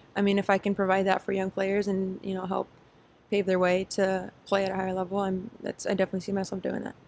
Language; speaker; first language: English; native; English